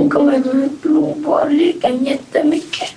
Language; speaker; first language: Swedish; early bilingual, other home language; Vietnamese